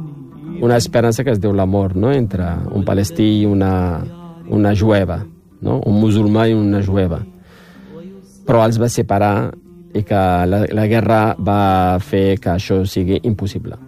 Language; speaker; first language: Catalan; non-native, fluent; Riffian